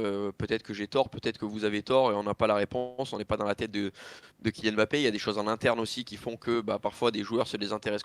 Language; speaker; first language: French; native; French